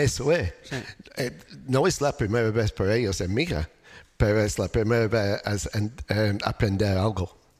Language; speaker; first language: Spanish; non-native, learner; English